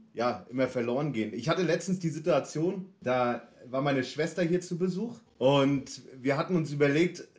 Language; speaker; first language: German; native; German